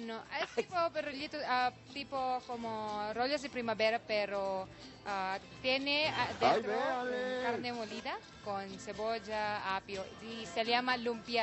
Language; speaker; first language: Spanish; non-native, fluent; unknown